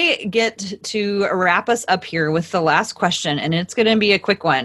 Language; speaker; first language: English; native; English